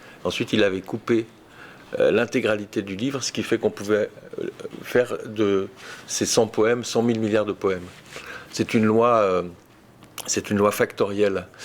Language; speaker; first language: French; native; French